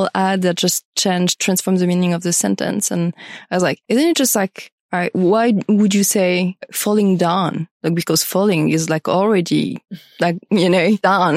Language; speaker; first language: English; non-native, fluent; French